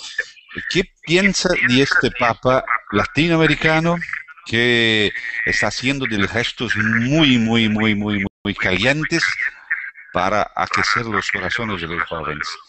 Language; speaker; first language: Spanish; non-native, learner; Portuguese